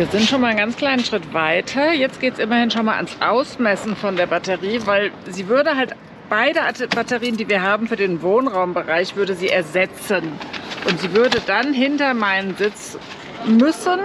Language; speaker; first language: German; native; German